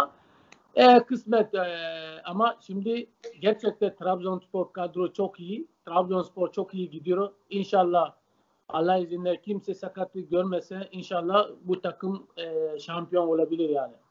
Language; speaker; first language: Turkish; non-native, learner; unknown